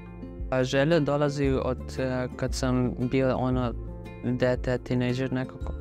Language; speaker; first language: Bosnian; non-native, fluent; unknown